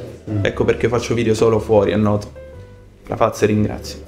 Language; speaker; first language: Italian; native; Italian